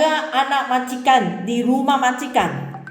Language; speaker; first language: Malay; non-native, local second language; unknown